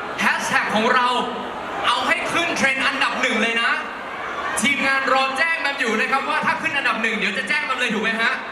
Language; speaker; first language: Thai; native; Thai